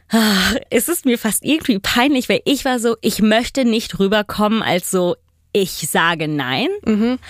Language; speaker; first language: German; non-native, fluent; Italian